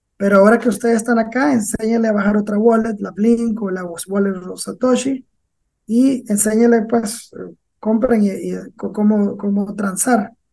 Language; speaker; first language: Spanish; native; Spanish